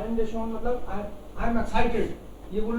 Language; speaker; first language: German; non-native, fluent; Hindi